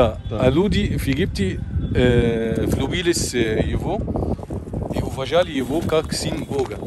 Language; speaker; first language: Russian; non-native, local second language; Arabic